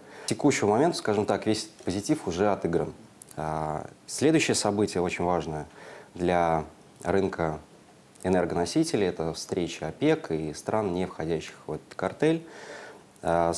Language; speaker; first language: Russian; native; Russian